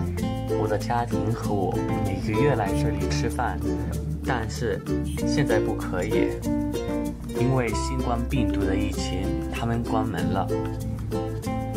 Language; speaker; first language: Chinese; non-native, fluent; Spanish